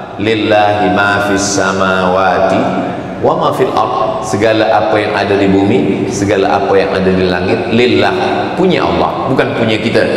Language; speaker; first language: Malay; native; Malay